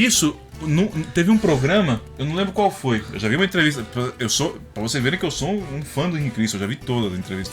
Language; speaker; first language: Portuguese; native; Portuguese